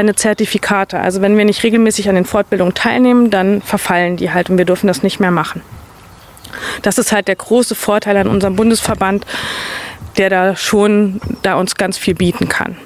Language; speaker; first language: German; native; German